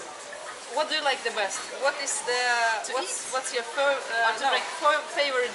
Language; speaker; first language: English; non-native, fluent; Russian